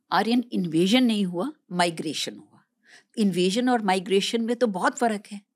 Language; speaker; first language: Hindi; native; Hindi